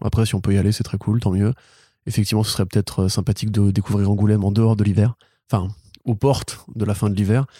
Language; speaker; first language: French; native; French